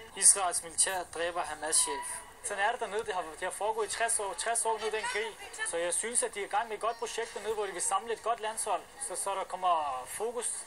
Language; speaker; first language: Danish; early bilingual, other home language; Arabic